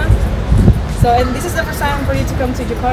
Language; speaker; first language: English; non-native, fluent; Indonesian